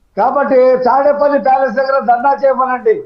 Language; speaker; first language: Telugu; native; Telugu